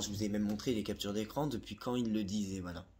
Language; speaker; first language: French; native; French